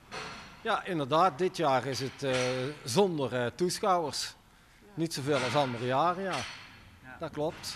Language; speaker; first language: Dutch; native; Dutch